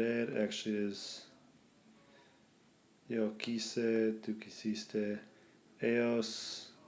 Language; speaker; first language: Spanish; non-native, fluent; English